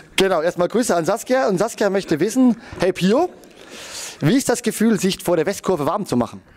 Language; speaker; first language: German; native; German